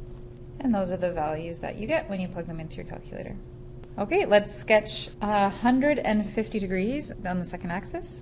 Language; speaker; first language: English; native; English